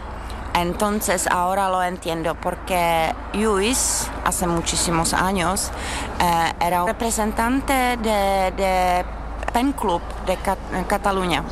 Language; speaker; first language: Spanish; non-native, fluent; Czech